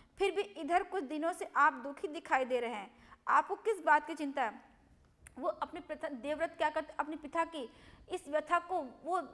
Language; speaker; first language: Hindi; non-native, local second language; Gujarati